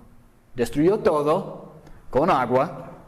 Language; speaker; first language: Spanish; non-native, fluent; English